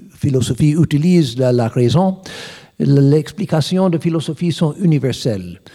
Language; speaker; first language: French; non-native, learner; English